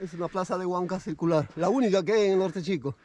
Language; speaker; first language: Spanish; native; Spanish